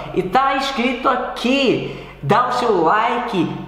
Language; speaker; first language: Portuguese; non-native, fluent; Swedish